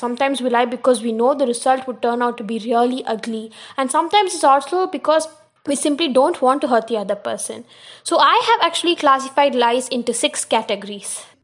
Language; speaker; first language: English; non-native, local second language; Tamil